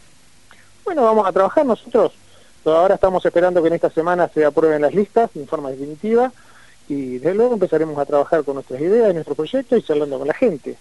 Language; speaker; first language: Spanish; native; Spanish